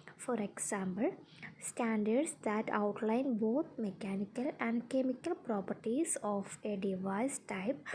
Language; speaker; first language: English; non-native, local second language; Malayalam